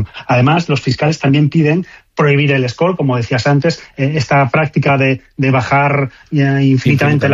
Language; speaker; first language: Spanish; native; Spanish